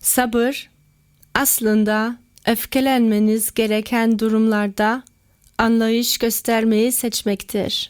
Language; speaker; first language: Turkish; non-native, learner; German